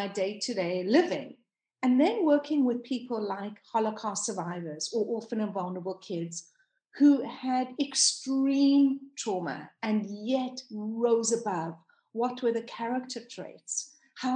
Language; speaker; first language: English; native; English